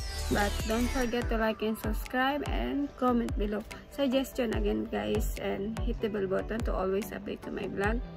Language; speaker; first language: English; non-native, local second language; Filipino